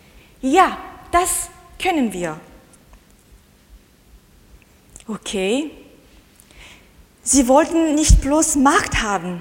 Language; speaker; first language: German; non-native, fluent; Korean